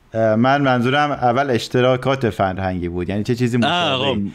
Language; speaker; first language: Persian; native; Persian